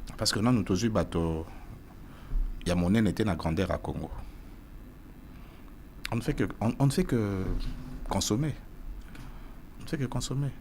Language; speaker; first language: French; non-native, local second language; Lingala